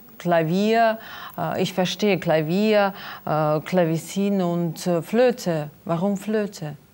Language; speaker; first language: German; non-native, learner; Russian